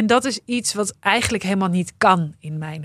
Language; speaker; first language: Dutch; native; Dutch